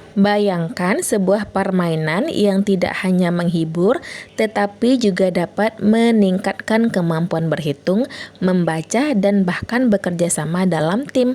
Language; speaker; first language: Indonesian; native; Indonesian